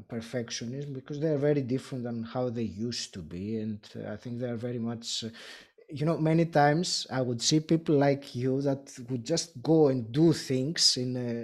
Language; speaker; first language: English; non-native, fluent; Greek